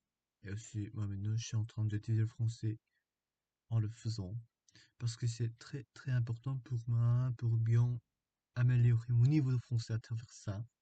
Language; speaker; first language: French; non-native, learner; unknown